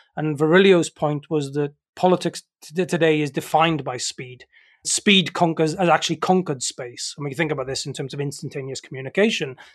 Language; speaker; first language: English; native; English